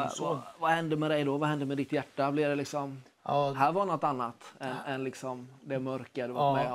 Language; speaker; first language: Swedish; native; Swedish